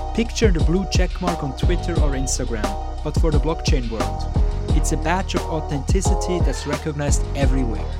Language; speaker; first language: English; non-native, fluent; German